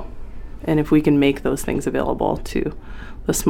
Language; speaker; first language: English; native; English